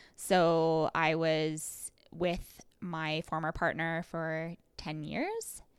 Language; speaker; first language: English; native; English